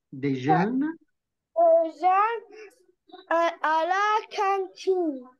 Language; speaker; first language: French; non-native, learner; Arabic